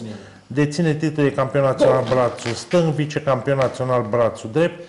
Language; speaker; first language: Romanian; native; Romanian